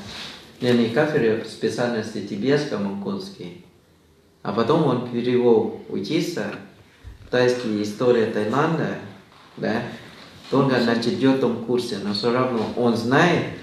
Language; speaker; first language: Russian; non-native, fluent; Thai